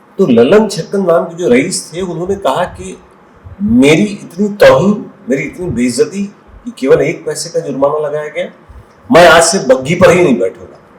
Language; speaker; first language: Hindi; native; Hindi